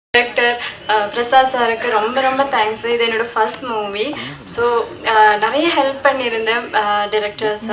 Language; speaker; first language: Tamil; non-native, learner; Malayalam